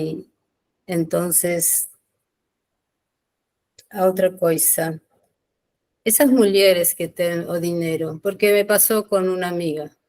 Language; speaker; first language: Portuguese; non-native, learner; Spanish